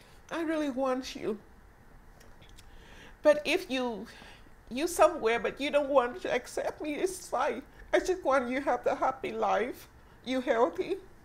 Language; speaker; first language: English; non-native, learner; Vietnamese